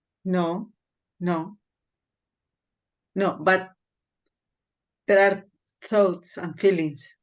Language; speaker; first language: English; non-native, fluent; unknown